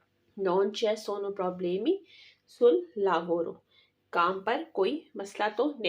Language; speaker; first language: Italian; non-native, learner; Urdu